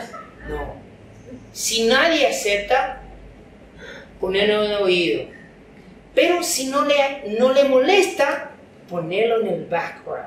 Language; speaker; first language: Spanish; non-native, fluent; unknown